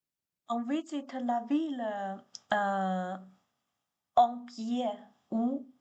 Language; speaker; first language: French; non-native, learner; Chinese